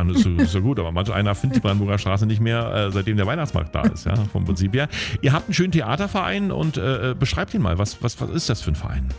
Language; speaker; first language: German; native; German